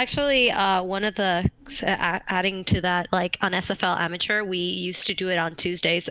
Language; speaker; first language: English; non-native, fluent; Spanish